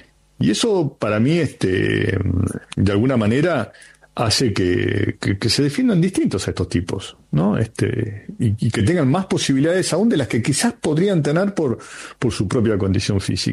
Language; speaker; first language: Spanish; native; Spanish